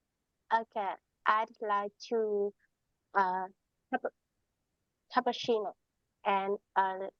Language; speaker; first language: English; non-native, learner; Vietnamese